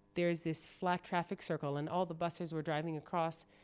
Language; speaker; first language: English; native; English